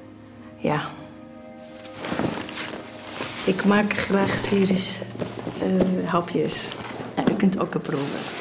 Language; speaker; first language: Dutch; non-native, learner; Arabic